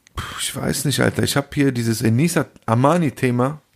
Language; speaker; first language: German; native; German